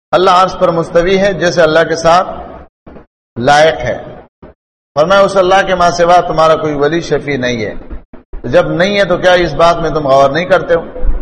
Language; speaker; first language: Urdu; non-native, local second language; Pashto